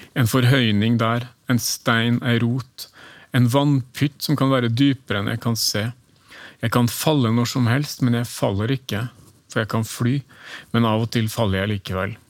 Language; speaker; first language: Norwegian; native; Norwegian